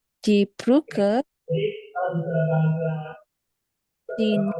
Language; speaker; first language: German; non-native, learner; Indonesian